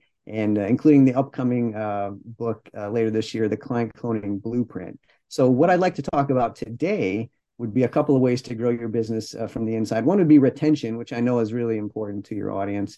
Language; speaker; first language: English; native; English